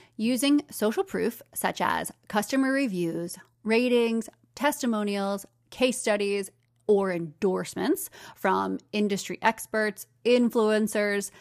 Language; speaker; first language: English; native; English